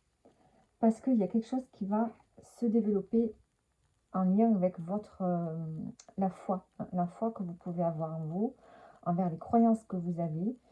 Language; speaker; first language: French; native; French